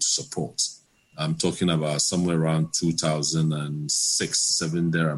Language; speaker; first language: English; non-native, local second language; Akan